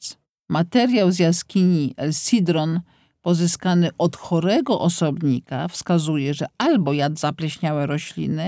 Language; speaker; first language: Polish; native; Polish